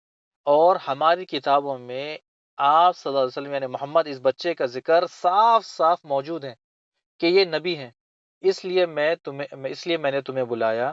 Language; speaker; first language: Urdu; native; Urdu